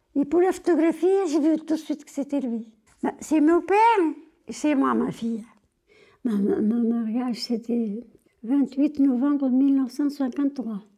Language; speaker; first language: French; non-native, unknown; Portuguese